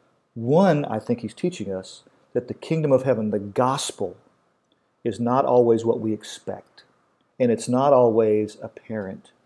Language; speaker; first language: English; native; English